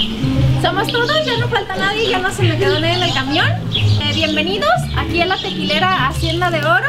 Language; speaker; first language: Spanish; native; Spanish